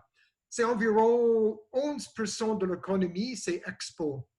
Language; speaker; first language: French; non-native, learner; English